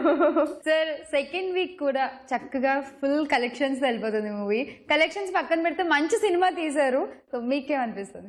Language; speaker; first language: Telugu; native; Telugu